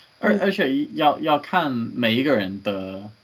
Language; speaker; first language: Chinese; non-native, learner; English